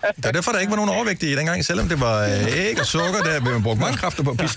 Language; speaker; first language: Danish; native; Danish